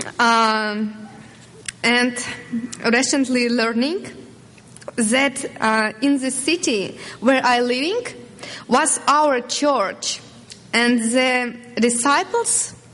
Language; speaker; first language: English; non-native, learner; Russian